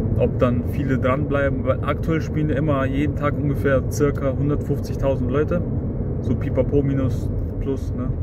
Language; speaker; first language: German; early bilingual, other home language; Russian